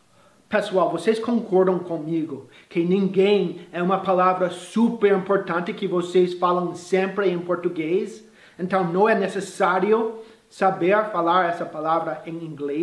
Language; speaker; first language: Portuguese; non-native, fluent; English